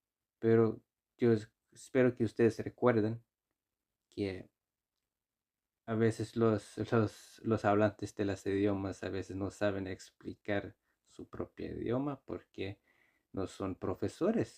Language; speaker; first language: Spanish; non-native, fluent; Icelandic